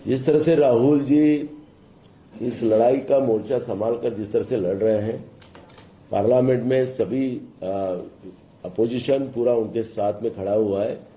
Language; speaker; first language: Hindi; non-native, local second language; Marathi